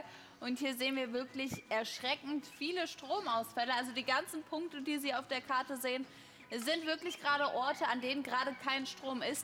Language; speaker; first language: German; native; German